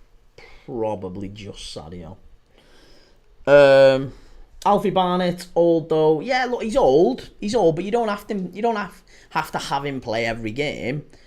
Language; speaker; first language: English; native; English